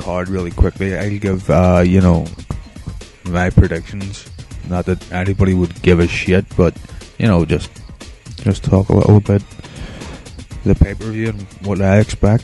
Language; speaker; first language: English; native; English